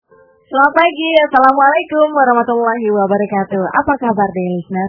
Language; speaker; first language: Indonesian; native; Indonesian